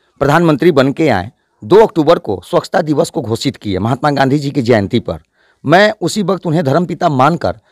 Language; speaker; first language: Hindi; native; Hindi